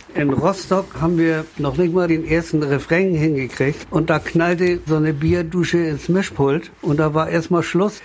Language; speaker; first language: German; native; German